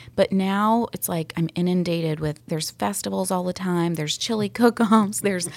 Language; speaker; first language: English; native; English